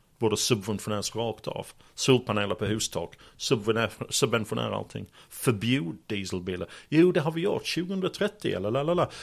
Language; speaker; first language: Swedish; non-native, fluent; English